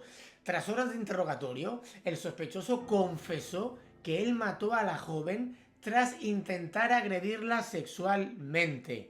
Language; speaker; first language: Spanish; native; Spanish